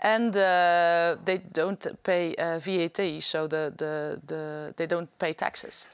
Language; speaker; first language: English; non-native, fluent; Dutch